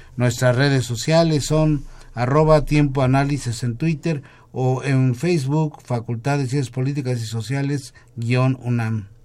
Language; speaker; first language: Spanish; native; Spanish